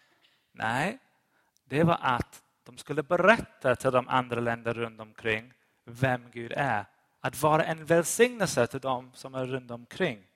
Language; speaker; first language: Swedish; non-native, fluent; English